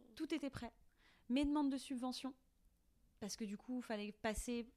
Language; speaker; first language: French; native; French